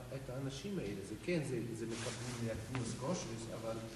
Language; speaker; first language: Hebrew; non-native, fluent; English